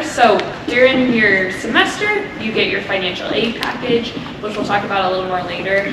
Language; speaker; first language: English; native; English